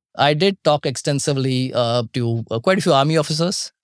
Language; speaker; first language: English; non-native, local second language; Marathi